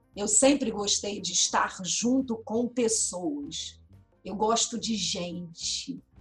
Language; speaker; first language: Portuguese; native; Portuguese